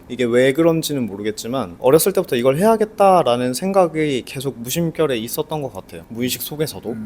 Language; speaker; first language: Korean; native; Korean